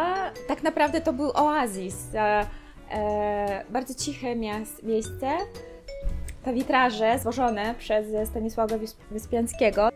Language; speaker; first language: Polish; non-native, fluent; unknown